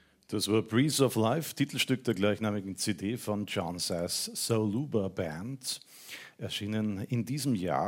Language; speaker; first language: German; native; German